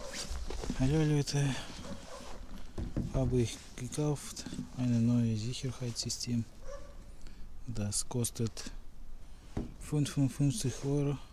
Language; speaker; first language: German; non-native, learner; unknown